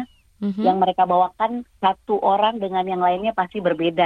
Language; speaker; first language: Indonesian; native; Indonesian